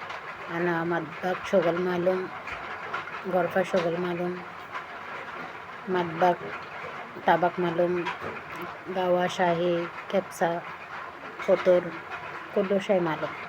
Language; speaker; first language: Arabic; non-native, learner; Bangla